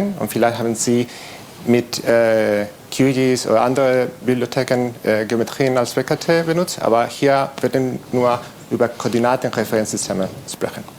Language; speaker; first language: German; non-native, fluent; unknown